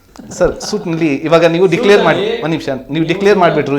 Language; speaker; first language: Kannada; non-native, local second language; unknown